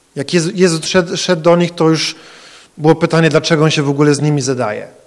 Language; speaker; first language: Polish; early bilingual, heritage; Polish